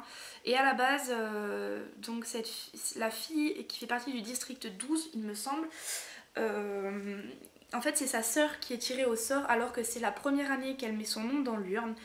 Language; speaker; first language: French; native; French